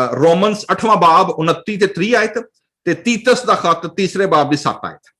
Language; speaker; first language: Urdu; non-native, local second language; Punjabi